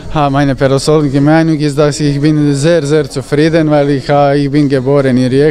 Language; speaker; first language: German; non-native, learner; Croatian